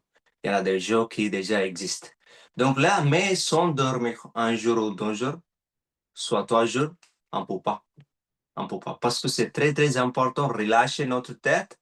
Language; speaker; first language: French; non-native, learner; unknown